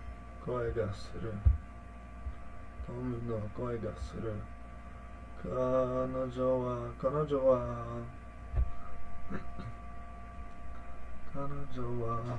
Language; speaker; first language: Japanese; non-native, learner; English